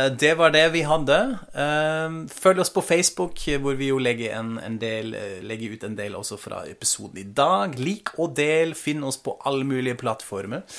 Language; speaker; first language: Norwegian; non-native, fluent; German